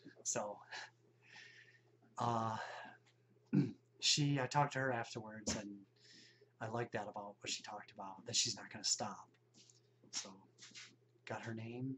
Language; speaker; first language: English; native; English